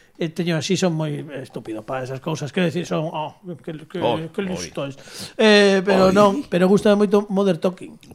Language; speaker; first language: Galician; native; Galician